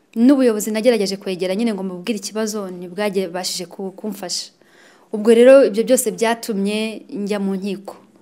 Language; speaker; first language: Kinyarwanda; native; Kinyarwanda